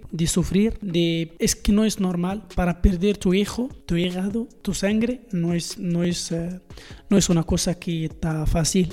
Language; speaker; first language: Spanish; non-native, learner; Arabic